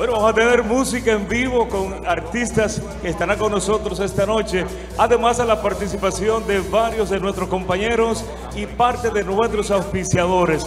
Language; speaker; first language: Spanish; native; Spanish